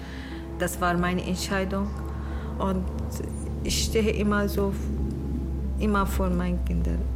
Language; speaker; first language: German; non-native, learner; Arabic